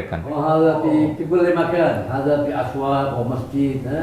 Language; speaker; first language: Arabic; non-native, learner; Indonesian